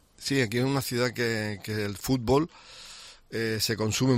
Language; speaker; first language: Portuguese; non-native, learner; Spanish